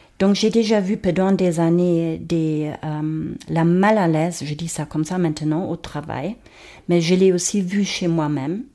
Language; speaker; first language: French; non-native, fluent; German